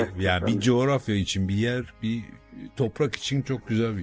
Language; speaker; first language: Turkish; native; Turkish